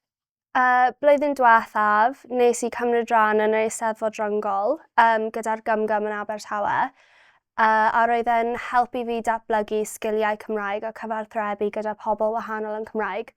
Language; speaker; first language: Welsh; non-native, local second language; English